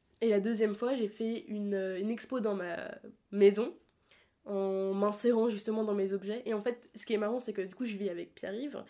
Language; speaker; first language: French; native; French